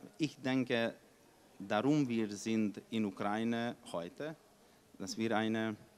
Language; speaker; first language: German; non-native, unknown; Hungarian